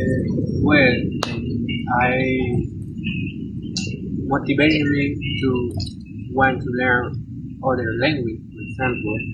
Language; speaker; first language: English; non-native, learner; Spanish